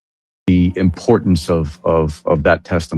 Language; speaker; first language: English; native; English